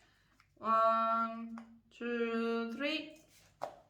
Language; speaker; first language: French; non-native, fluent; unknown